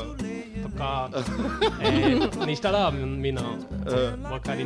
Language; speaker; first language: Japanese; non-native, fluent; English